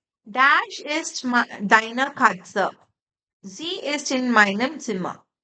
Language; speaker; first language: German; non-native, fluent; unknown